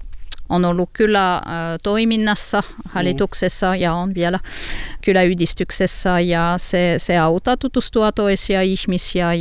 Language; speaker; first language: Finnish; non-native, learner; French